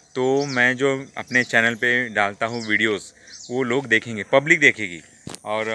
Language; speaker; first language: Hindi; non-native, local second language; Marathi